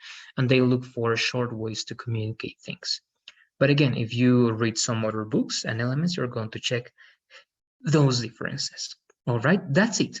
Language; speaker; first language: English; non-native, fluent; Spanish